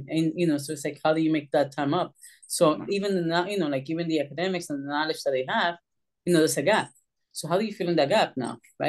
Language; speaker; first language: English; early bilingual, other home language; Spanish